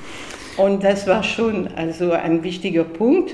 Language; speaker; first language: German; non-native, fluent; French